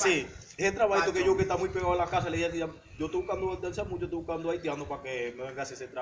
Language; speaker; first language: Spanish; native; Spanish